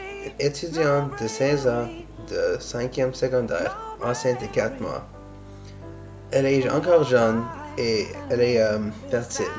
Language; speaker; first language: French; non-native, learner; English